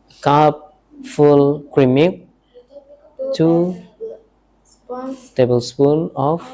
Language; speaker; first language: English; non-native, learner; Indonesian